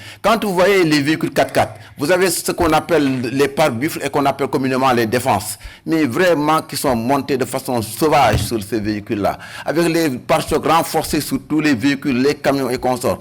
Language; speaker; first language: French; non-native, local second language; Wolof